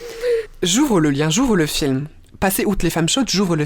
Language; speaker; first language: French; native; French